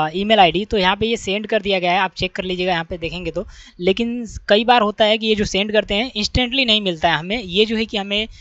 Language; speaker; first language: Hindi; native; Hindi